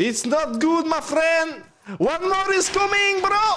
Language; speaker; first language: English; non-native, learner; French